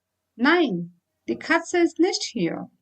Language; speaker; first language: German; non-native, fluent; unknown